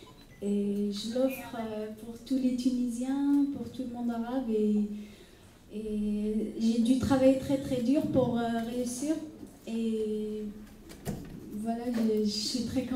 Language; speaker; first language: French; non-native, local second language; Arabic